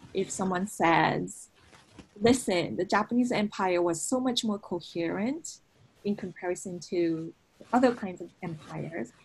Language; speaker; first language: English; non-native, fluent; Japanese